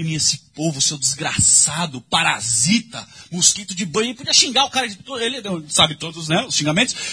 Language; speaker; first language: Portuguese; native; Portuguese